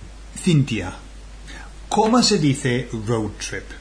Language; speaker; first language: Spanish; non-native, fluent; English